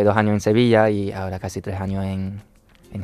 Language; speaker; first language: Spanish; non-native, fluent; Chinese